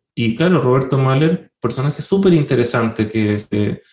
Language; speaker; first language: Spanish; native; Spanish